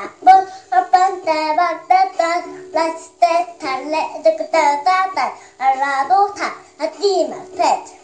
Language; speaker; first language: Spanish; non-native, learner; Korean